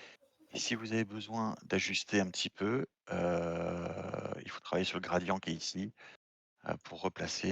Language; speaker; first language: French; native; French